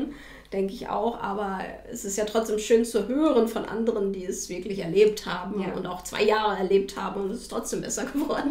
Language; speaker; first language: German; native; German